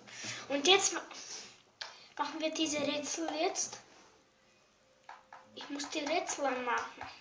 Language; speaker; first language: German; non-native, learner; Bulgarian